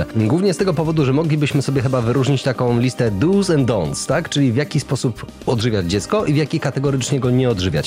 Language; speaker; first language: Polish; native; Polish